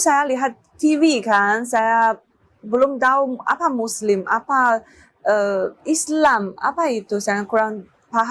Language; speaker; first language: Indonesian; non-native, learner; Chinese